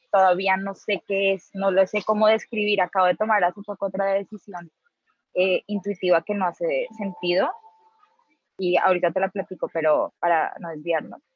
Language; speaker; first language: Spanish; native; Spanish